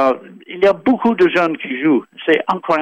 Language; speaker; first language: French; non-native, fluent; English